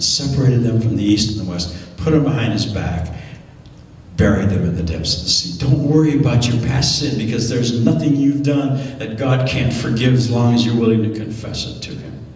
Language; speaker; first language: English; native; English